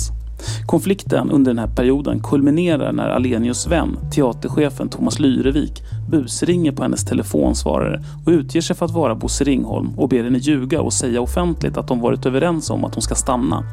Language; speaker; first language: Swedish; native; Swedish